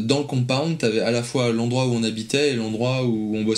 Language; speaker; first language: French; native; French